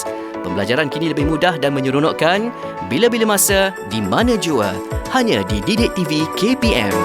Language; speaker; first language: Malay; native; Malay